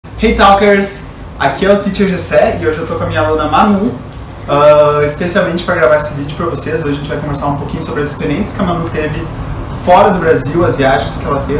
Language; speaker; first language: Portuguese; native; Portuguese